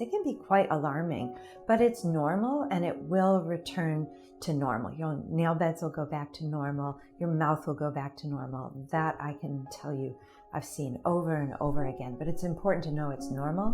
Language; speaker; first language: English; native; English